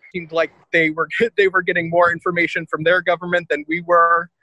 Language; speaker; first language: English; native; English